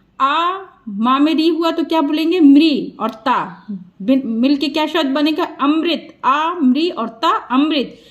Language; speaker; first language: Hindi; native; Hindi